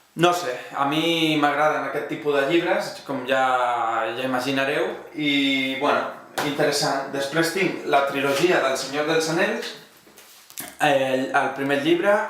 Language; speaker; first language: Catalan; non-native, local second language; Spanish